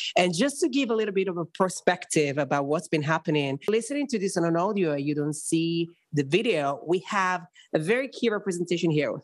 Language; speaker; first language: English; non-native, fluent; Italian